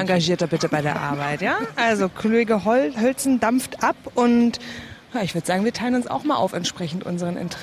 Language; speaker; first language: German; native; German